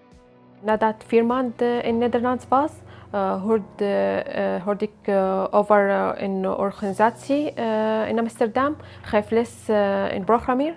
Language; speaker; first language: Dutch; non-native, learner; Arabic